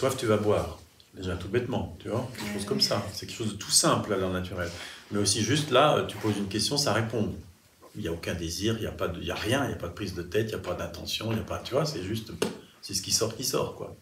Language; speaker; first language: French; native; French